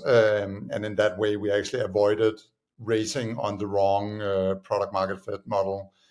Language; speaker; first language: English; non-native, fluent; Danish